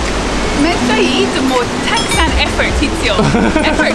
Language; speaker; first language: Japanese; non-native, learner; English